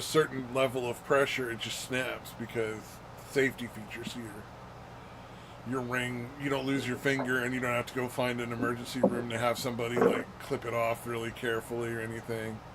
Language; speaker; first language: English; native; English